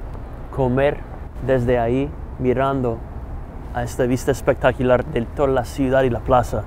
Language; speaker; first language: Spanish; non-native, fluent; English